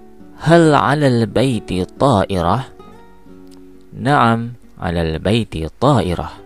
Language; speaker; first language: Arabic; non-native, fluent; Indonesian